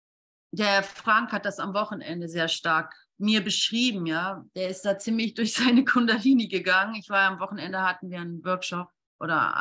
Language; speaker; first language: German; native; German